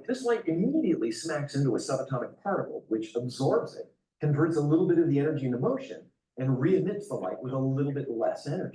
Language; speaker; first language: English; native; English